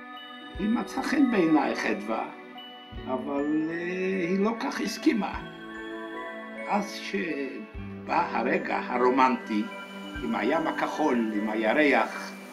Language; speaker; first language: Hebrew; non-native, fluent; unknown